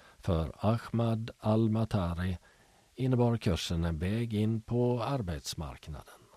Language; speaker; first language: Swedish; native; Swedish